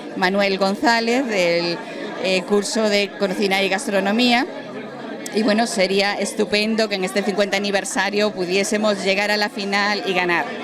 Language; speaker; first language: Spanish; native; Spanish